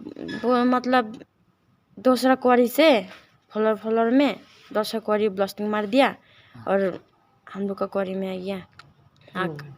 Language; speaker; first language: Hindi; non-native, local second language; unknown